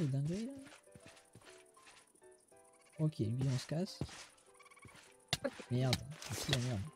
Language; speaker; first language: French; native; French